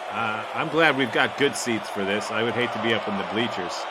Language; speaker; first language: English; native; English